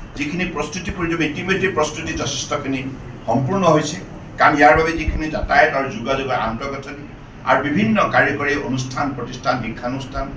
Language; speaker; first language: Assamese; native; Assamese